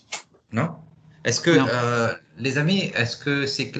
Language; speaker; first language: French; non-native, fluent; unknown